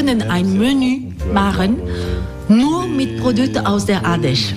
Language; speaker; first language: German; non-native, fluent; French